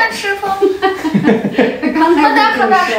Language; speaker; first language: Chinese; non-native, learner; Ukrainian